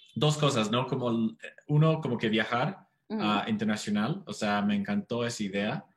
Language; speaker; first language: Spanish; non-native, fluent; English